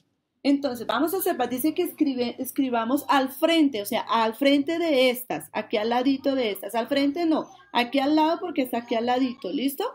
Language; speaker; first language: Spanish; native; Spanish